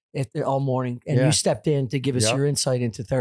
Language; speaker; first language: English; native; English